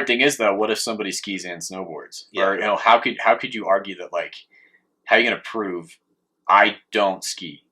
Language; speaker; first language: English; native; English